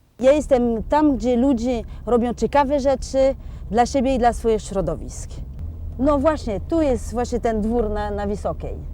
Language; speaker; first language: Polish; non-native, fluent; French